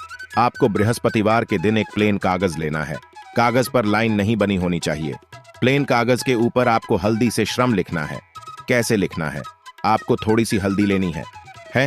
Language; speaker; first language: Hindi; native; Hindi